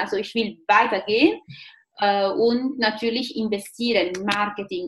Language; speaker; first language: German; non-native, fluent; Italian